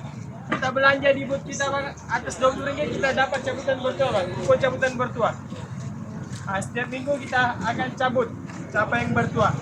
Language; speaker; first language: Malay; native; Malay